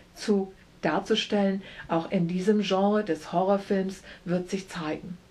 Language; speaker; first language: German; native; German